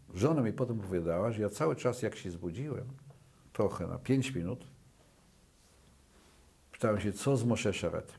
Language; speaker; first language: Polish; early bilingual, other home language; Yiddish